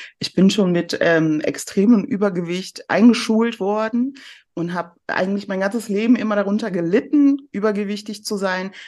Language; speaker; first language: German; early bilingual, other home language; Persian